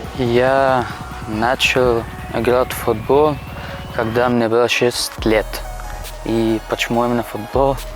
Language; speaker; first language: Russian; non-native, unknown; Arabic